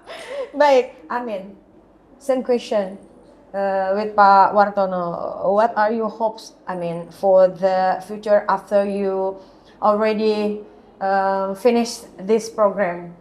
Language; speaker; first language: English; non-native, learner; Indonesian